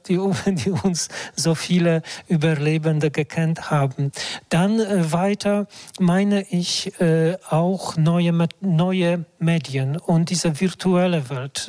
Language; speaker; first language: German; non-native, fluent; Polish